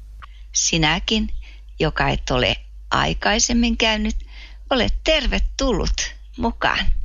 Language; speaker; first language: Finnish; native; Finnish